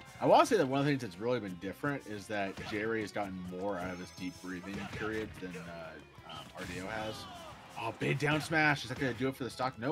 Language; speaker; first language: English; native; English